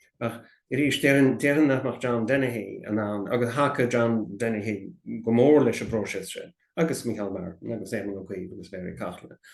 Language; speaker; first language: Irish; native; Irish